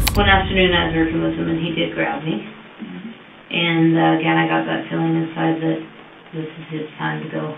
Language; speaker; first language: English; native; English